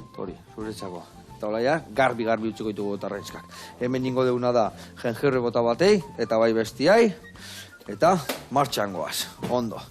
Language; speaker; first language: Basque; native; Basque